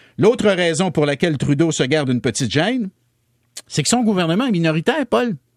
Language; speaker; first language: French; native; French